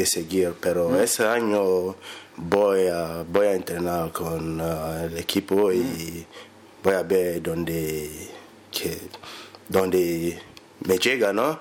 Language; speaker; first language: Spanish; non-native, learner; English